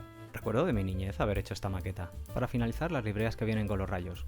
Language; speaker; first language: Spanish; native; Spanish